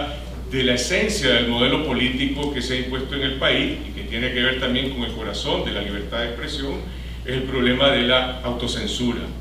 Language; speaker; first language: Spanish; native; Spanish